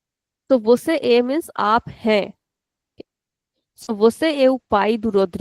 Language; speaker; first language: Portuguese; non-native, fluent; Hindi